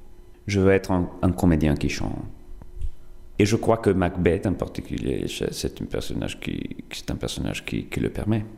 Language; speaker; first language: French; non-native, fluent; Italian